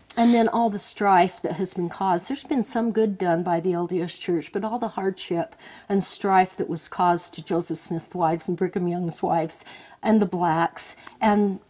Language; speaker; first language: English; native; English